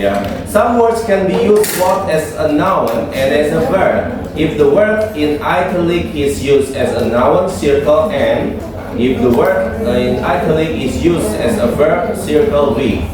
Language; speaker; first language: English; non-native, fluent; Indonesian